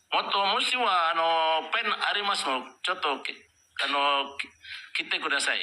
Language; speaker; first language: Japanese; non-native, learner; Indonesian